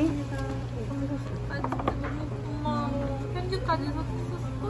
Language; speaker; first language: Korean; non-native, fluent; Turkish